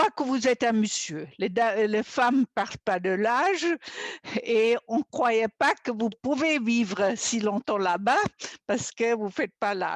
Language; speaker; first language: French; non-native, fluent; German